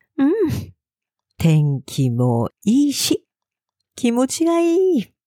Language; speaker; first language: Japanese; native; Japanese